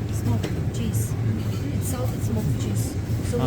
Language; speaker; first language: English; non-native, learner; Russian